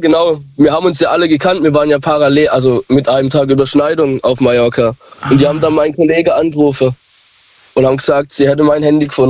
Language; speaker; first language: German; native; German